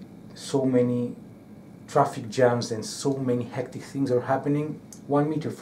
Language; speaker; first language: English; non-native, fluent; Hebrew